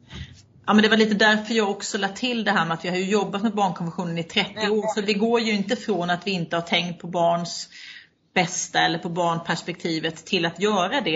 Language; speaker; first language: Swedish; native; Swedish